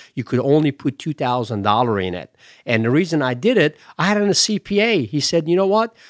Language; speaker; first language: English; non-native, fluent; Persian